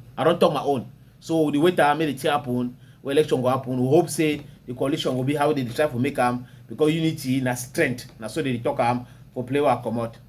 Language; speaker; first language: Nigerian Pidgin; native; Nigerian Pidgin